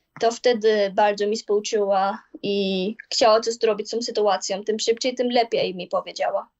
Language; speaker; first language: Polish; early bilingual, heritage; Polish